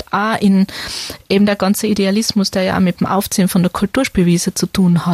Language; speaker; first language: German; native; German